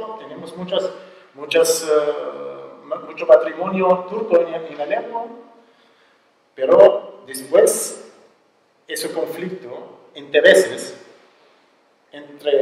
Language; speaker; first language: Spanish; non-native, learner; Arabic